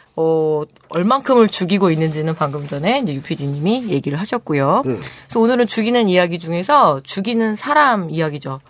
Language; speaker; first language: Korean; native; Korean